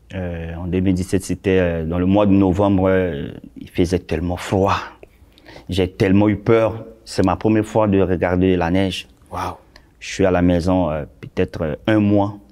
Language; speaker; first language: French; non-native, local second language; Sango